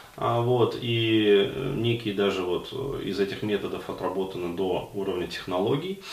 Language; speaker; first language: Russian; native; Russian